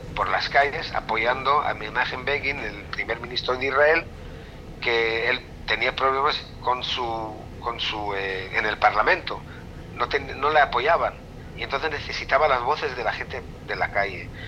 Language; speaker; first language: Spanish; non-native, fluent; Hebrew